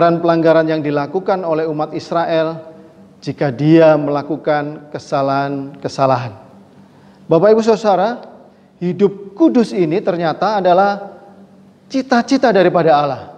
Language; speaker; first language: Indonesian; native; Indonesian